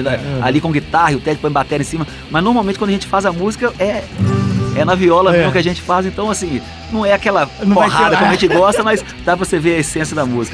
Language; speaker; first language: Portuguese; native; Portuguese